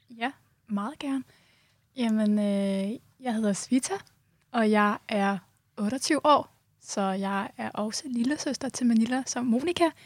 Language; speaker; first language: Danish; early bilingual, other home language; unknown